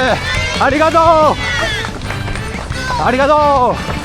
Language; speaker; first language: Japanese; non-native, learner; Chinese